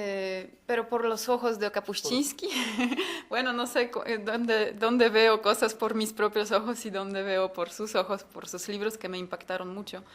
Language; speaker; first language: Spanish; non-native, fluent; Polish